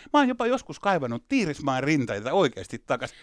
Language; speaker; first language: Finnish; native; Finnish